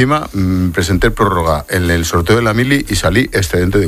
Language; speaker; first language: Spanish; native; Spanish